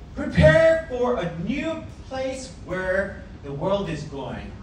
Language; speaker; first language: English; non-native, fluent; Korean